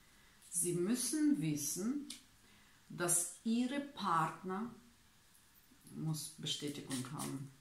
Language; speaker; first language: German; non-native, learner; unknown